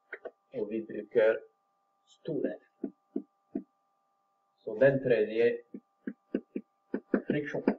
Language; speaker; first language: Norwegian; non-native, fluent; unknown